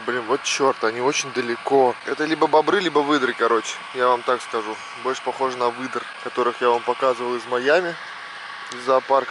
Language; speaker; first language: Russian; native; Russian